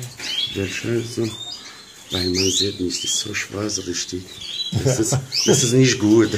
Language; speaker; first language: German; non-native, learner; Kurdish